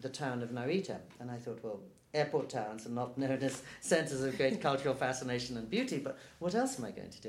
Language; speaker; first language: English; native; English